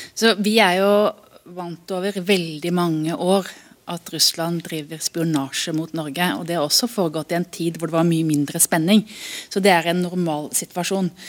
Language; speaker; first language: Norwegian; native; Norwegian